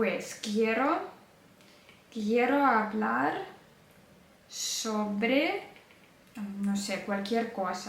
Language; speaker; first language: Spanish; non-native, fluent; Ukrainian